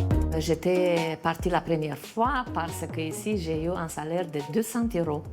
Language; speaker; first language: French; non-native, fluent; Romanian